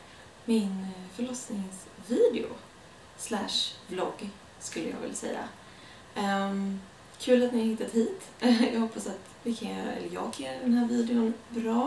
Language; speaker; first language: Swedish; native; Swedish